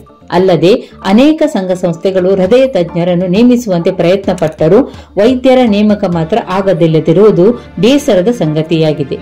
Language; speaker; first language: Kannada; native; Kannada